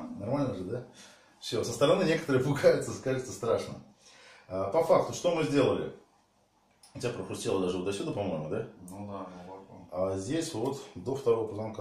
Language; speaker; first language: Russian; native; Russian